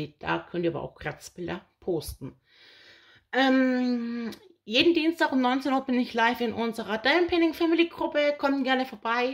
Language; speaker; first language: German; native; German